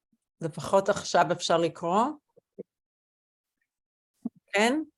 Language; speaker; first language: Hebrew; non-native, fluent; English